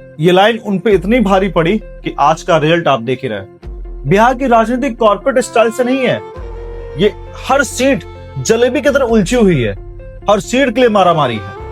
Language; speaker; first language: Hindi; native; Hindi